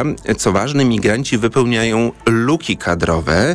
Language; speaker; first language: Polish; native; Polish